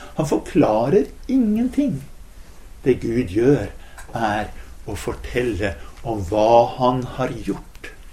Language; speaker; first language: Norwegian; native; Norwegian